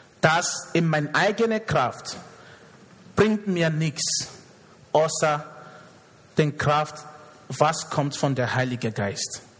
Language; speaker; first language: German; non-native, fluent; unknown